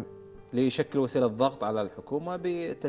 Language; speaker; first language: Arabic; native; Arabic